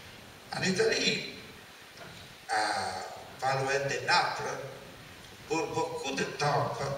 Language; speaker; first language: French; non-native, learner; Italian